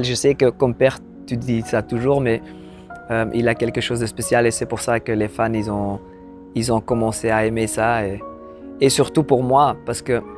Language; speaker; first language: French; non-native, local second language; Dutch